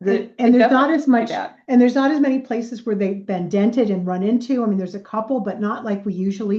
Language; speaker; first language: English; native; English